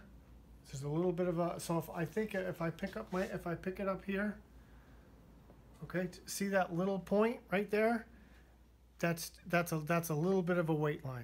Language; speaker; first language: English; native; English